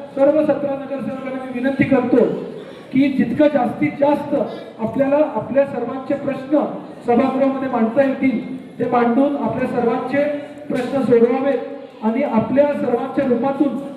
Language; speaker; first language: Marathi; non-native, local second language; Telugu